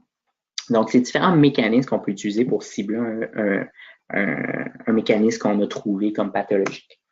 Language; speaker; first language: French; native; French